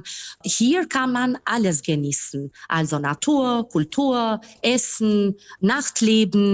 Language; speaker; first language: German; non-native, fluent; Albanian